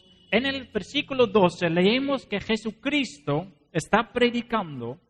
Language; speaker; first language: Spanish; non-native, fluent; Dutch